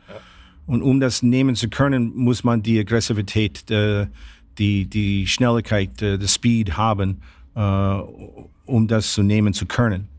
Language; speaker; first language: German; non-native, fluent; English